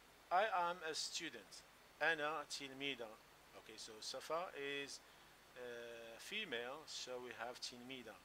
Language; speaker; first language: English; non-native, local second language; Arabic